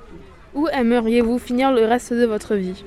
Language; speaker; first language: French; native; French